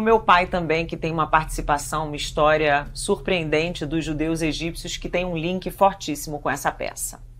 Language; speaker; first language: Portuguese; native; Portuguese